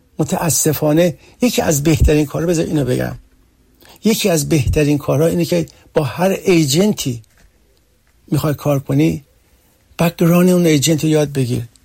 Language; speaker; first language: Persian; early bilingual, heritage; Persian